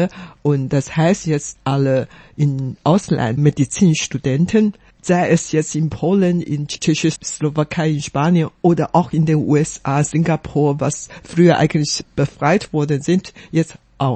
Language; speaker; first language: German; non-native, fluent; Chinese